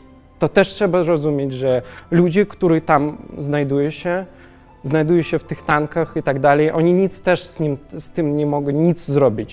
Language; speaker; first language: Polish; non-native, learner; Russian